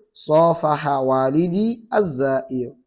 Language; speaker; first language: Arabic; non-native, fluent; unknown